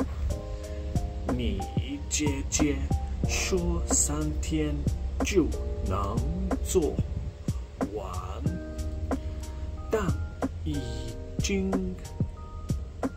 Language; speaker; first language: Chinese; non-native, learner; English